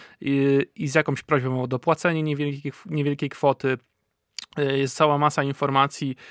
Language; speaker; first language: Polish; native; Polish